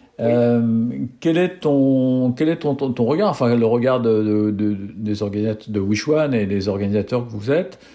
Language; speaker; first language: French; native; French